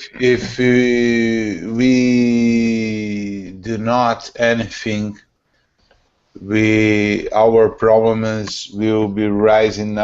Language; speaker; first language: English; non-native, learner; Portuguese